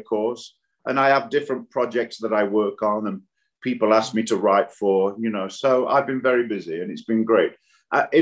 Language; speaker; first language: English; native; English